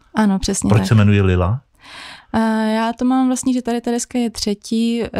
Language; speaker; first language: Czech; native; Czech